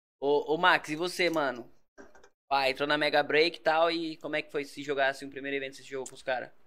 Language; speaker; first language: Portuguese; native; Portuguese